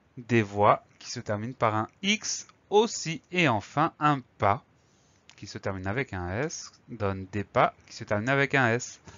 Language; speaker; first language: French; native; French